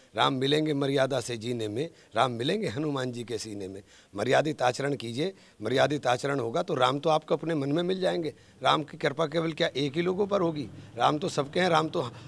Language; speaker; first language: Hindi; native; Hindi